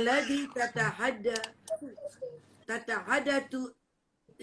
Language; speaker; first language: Arabic; non-native, learner; Malay